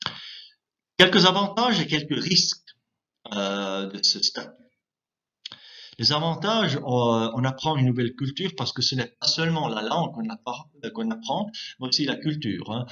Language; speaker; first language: French; non-native, local second language; German